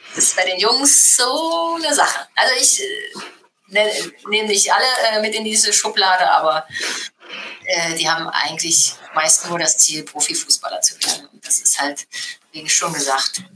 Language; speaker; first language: German; native; German